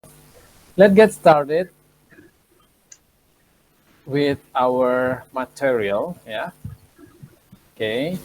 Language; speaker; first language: English; non-native, fluent; Indonesian